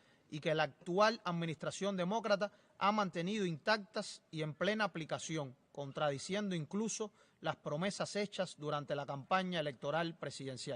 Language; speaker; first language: Spanish; native; Spanish